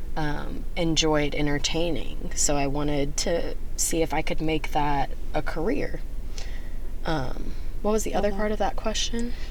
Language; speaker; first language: English; native; English